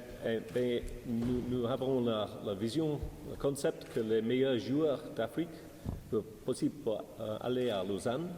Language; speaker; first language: French; non-native, learner; English